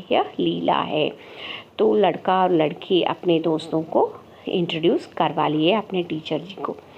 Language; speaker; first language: Hindi; non-native, local second language; Kannada